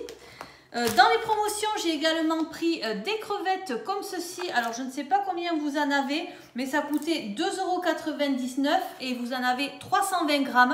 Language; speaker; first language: French; native; French